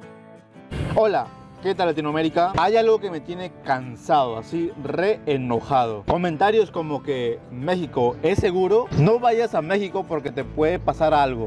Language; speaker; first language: Spanish; native; Spanish